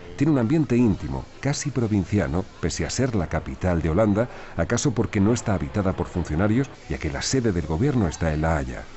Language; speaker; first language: Spanish; native; Spanish